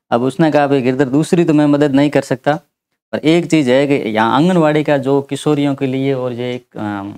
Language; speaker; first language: Hindi; native; Hindi